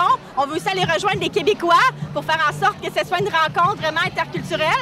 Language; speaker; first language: French; native; French